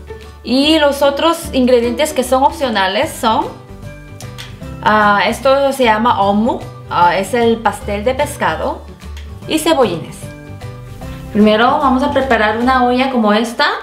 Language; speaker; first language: Spanish; non-native, fluent; Korean